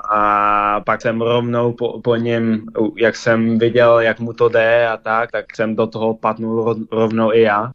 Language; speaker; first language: Czech; early bilingual, heritage; Czech